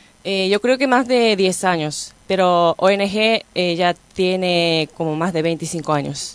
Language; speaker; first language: Spanish; non-native, fluent; Japanese